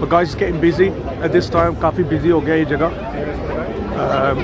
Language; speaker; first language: English; early bilingual, other home language; Hindi